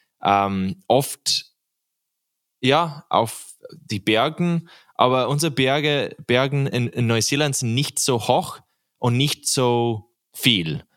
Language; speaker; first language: German; non-native, learner; English